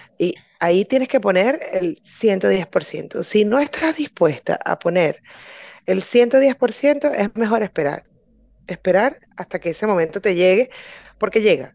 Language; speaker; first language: Spanish; native; Spanish